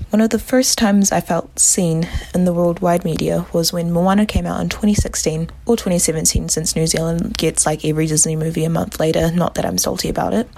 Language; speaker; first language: English; native; English